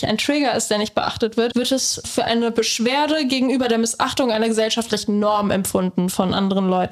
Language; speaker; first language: German; native; German